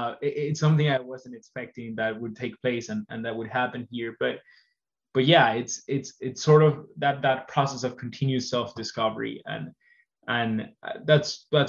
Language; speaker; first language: English; non-native, fluent; Spanish